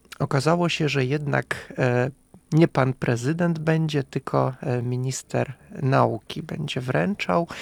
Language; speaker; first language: Polish; non-native, fluent; Russian